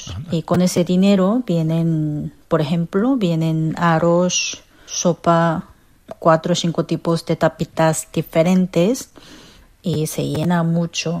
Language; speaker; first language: Spanish; non-native, fluent; Korean